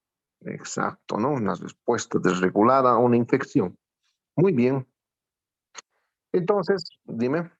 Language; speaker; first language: Spanish; native; Spanish